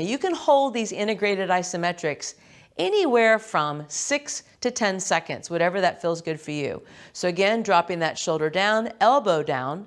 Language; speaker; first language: English; native; English